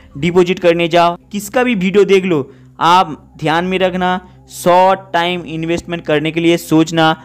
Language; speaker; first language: Hindi; non-native, local second language; Bangla